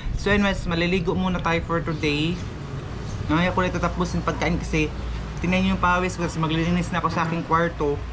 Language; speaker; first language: Filipino; non-native, local second language; Cebuano